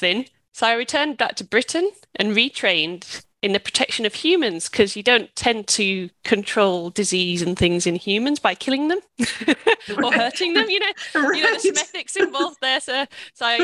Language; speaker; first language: English; native; English